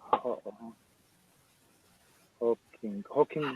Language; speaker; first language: English; non-native, learner; Arabic